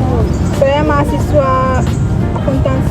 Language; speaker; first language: Indonesian; non-native, learner; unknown